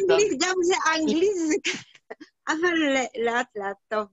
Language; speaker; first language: Hebrew; non-native, learner; Yiddish